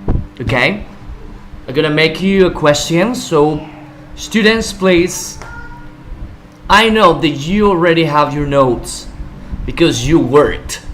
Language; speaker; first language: English; non-native, fluent; Spanish